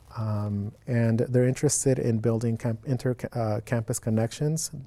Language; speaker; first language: English; native; English